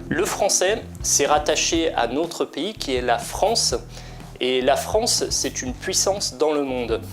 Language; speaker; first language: French; native; French